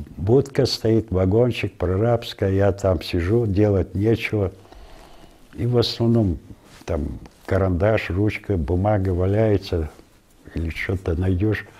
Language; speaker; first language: Russian; non-native, local second language; Ingush